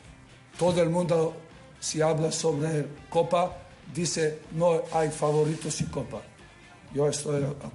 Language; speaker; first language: Spanish; non-native, learner; Serbian